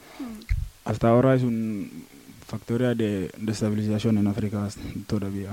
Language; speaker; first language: Spanish; non-native, learner; Wolof